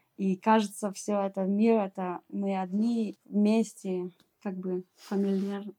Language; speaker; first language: Russian; early bilingual, heritage; Russian